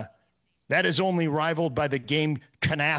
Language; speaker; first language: English; native; English